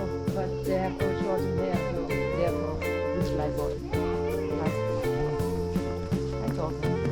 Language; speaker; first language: English; non-native, learner; Dutch